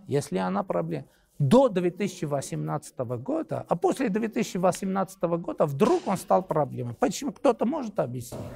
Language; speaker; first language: Russian; non-native, local second language; Armenian